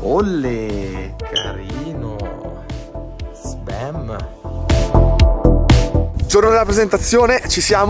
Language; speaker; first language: Italian; native; Italian